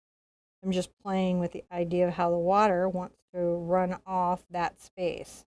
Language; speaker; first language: English; native; English